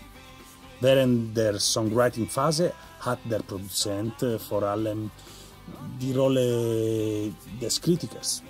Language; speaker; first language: German; non-native, learner; Italian